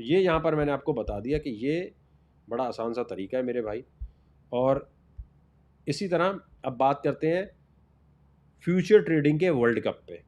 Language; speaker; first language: Urdu; native; Urdu